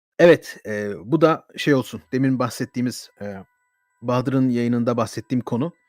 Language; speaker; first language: Turkish; early bilingual, heritage; Turkish